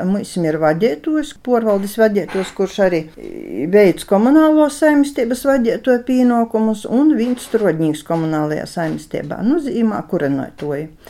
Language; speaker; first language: Latvian; native; Latvian